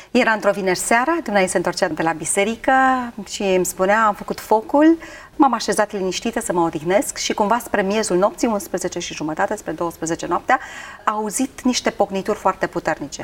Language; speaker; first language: Romanian; native; Romanian